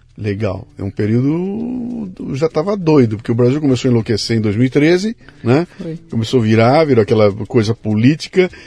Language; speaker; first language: Portuguese; native; Portuguese